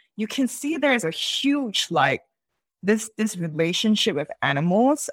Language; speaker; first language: English; native; English